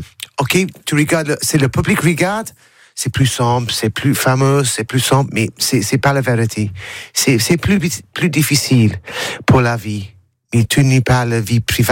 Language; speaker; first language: French; non-native, learner; English